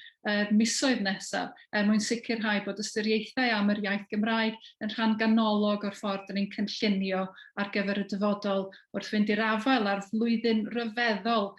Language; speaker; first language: Welsh; native; Welsh